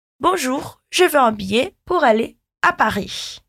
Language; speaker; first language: French; non-native, fluent; Portuguese